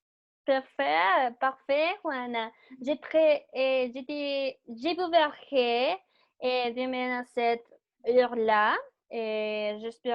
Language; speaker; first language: French; non-native, learner; Spanish